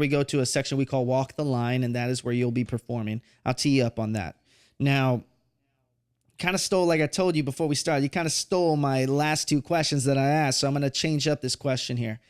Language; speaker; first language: English; native; English